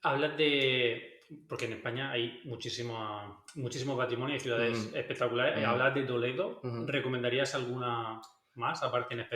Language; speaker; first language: Spanish; native; Spanish